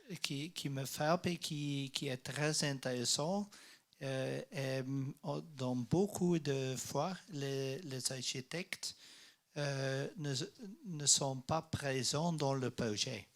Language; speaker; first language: French; non-native, learner; Dutch